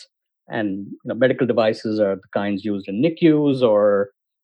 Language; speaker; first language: English; non-native, local second language; Hindi